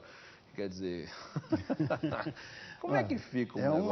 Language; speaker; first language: Portuguese; native; Portuguese